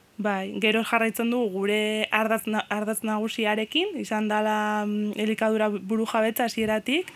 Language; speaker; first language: Basque; non-native, fluent; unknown